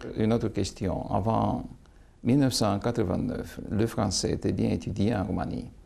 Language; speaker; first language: French; non-native, fluent; Romanian